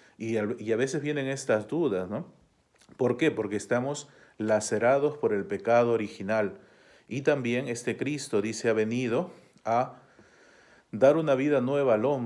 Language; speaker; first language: Spanish; native; Spanish